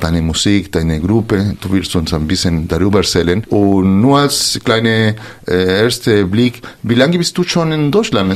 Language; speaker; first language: German; non-native, fluent; Spanish